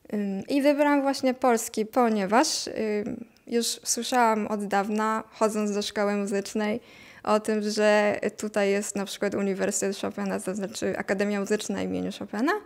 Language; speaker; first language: Polish; non-native, fluent; Japanese